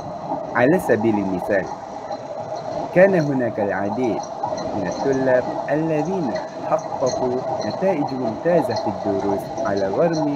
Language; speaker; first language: Arabic; non-native, learner; Malay